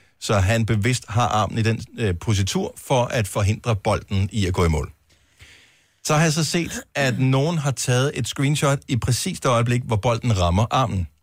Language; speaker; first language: Danish; native; Danish